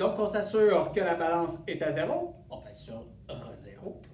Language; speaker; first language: French; native; French